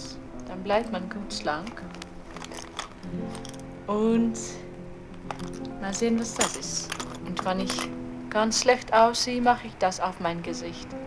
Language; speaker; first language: German; non-native, learner; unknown